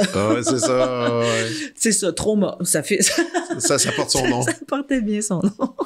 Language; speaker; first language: French; native; French